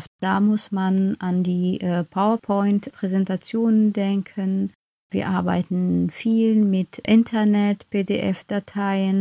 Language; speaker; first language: German; non-native, fluent; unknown